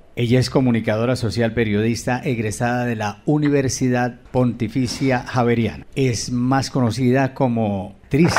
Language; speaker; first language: Spanish; native; Spanish